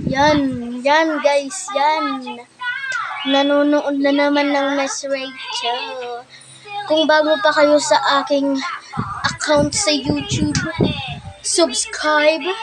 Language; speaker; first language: Filipino; non-native, local second language; Waray